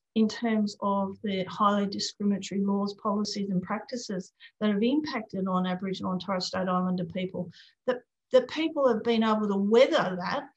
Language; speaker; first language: English; native; English